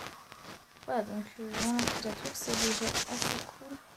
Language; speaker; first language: French; native; French